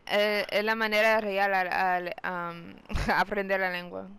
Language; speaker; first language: Spanish; early bilingual, heritage; Spanish